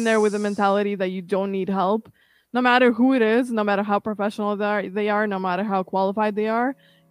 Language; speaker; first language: English; non-native, fluent; Kazakh